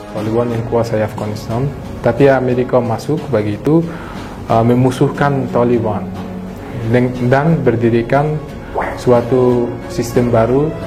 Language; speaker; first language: Indonesian; non-native, fluent; Persian